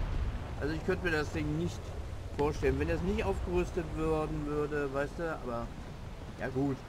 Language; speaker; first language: German; native; German